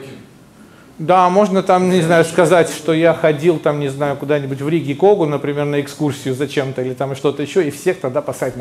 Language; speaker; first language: Russian; native; Russian